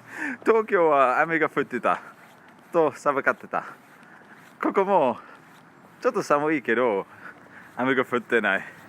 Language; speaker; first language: Japanese; non-native, learner; English